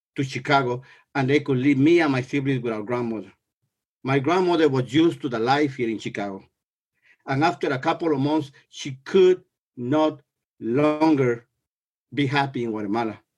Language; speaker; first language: English; non-native, fluent; Spanish